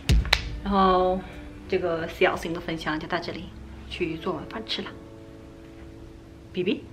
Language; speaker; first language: Chinese; native; Chinese